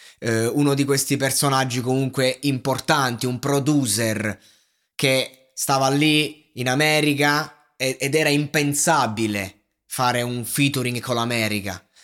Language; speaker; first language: Italian; native; Italian